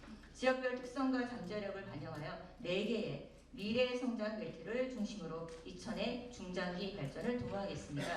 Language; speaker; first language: Korean; native; Korean